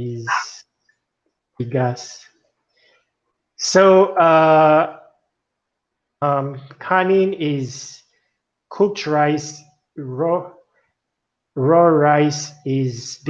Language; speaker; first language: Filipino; non-native, learner; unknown